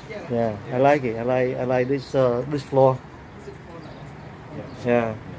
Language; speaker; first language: English; non-native, learner; Vietnamese